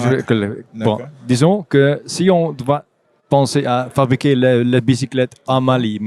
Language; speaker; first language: French; non-native, fluent; Dutch